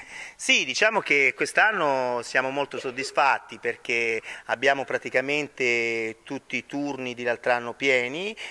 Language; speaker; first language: Italian; native; Italian